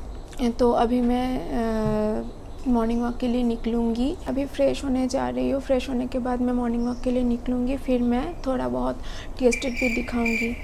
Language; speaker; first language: Hindi; non-native, local second language; Bangla